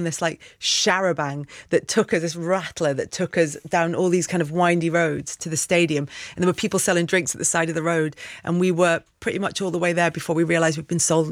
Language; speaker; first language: English; native; English